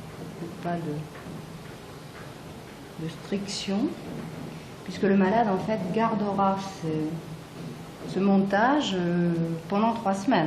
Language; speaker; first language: French; native; French